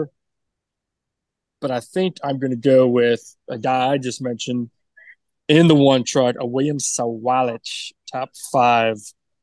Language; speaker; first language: English; native; English